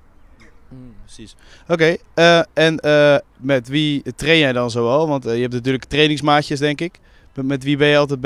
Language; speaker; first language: Dutch; native; Dutch